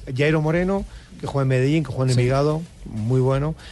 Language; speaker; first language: Spanish; native; Spanish